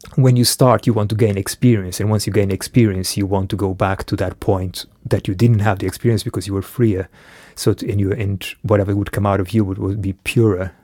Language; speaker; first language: English; early bilingual, other home language; Portuguese